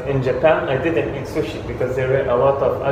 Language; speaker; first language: English; non-native, fluent; Lithuanian